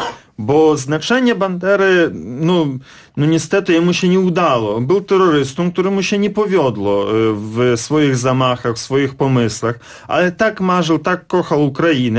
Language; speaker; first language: Polish; non-native, fluent; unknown